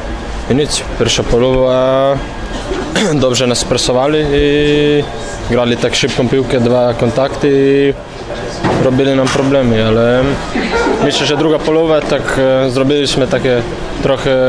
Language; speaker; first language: Polish; non-native, learner; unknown